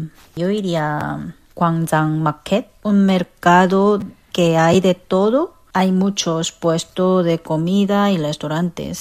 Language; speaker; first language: Spanish; non-native, fluent; Korean